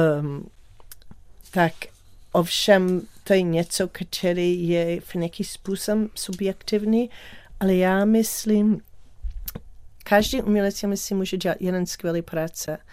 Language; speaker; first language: Czech; non-native, learner; English